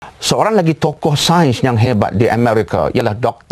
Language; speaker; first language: Malay; native; Malay